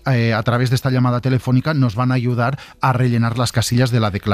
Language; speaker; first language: Spanish; native; Spanish